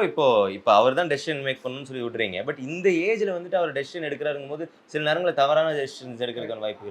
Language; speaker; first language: Tamil; native; Tamil